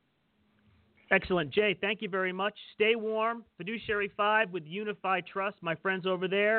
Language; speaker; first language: English; native; English